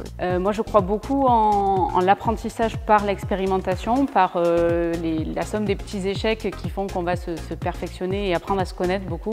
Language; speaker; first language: French; native; French